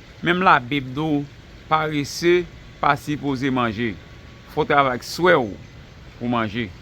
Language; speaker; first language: French; non-native, learner; Haitian Creole